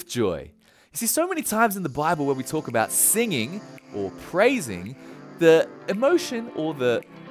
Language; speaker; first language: English; native; English